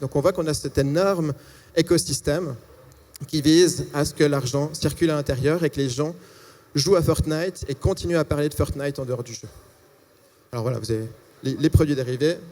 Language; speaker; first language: French; native; French